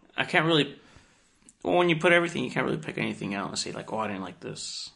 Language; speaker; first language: English; early bilingual, other home language; Spanish